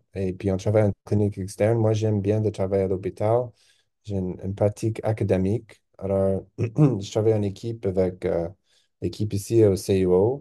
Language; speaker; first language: French; non-native, local second language; English